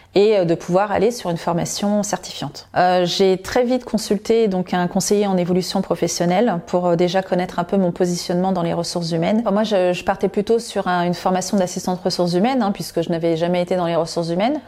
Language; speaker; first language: French; native; French